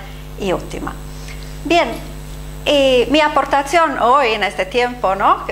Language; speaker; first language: Spanish; non-native, fluent; Italian